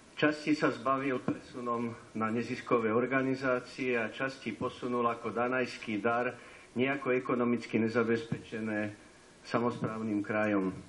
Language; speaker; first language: Slovak; native; Slovak